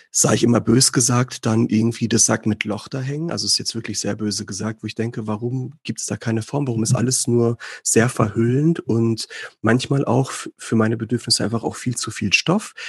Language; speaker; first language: German; early bilingual, other home language; Greek